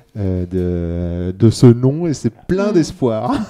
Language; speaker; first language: French; native; French